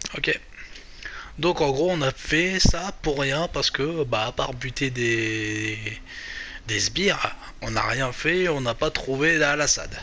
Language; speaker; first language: French; native; French